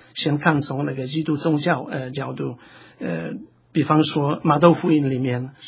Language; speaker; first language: Chinese; non-native, fluent; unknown